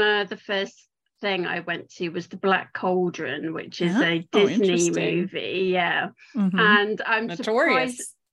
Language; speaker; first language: English; native; English